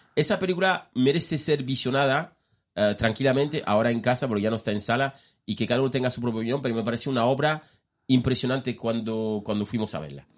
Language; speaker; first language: Spanish; non-native, fluent; French